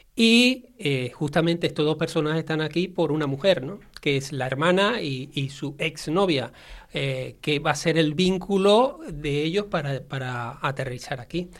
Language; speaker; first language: Spanish; native; Spanish